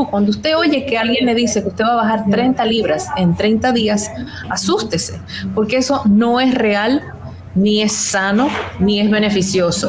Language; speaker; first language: Spanish; native; Spanish